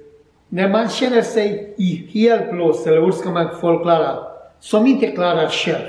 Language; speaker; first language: Swedish; non-native, learner; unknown